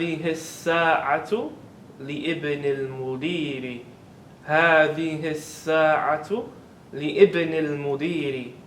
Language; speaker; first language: Arabic; non-native, fluent; English